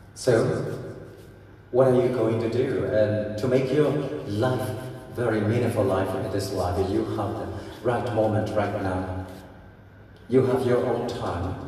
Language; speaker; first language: English; non-native, fluent; Burmese